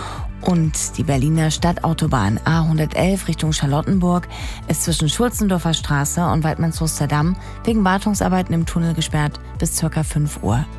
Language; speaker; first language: German; native; German